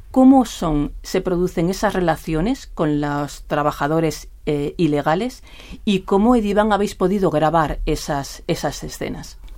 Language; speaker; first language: Spanish; native; Spanish